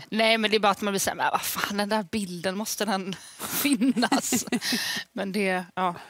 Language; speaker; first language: Swedish; early bilingual, other home language; Arabic